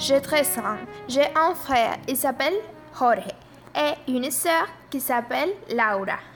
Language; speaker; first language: French; non-native, fluent; Spanish